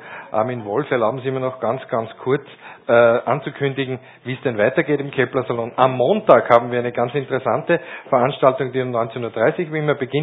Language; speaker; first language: German; native; German